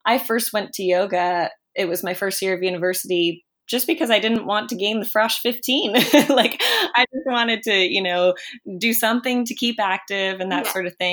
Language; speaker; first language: English; native; English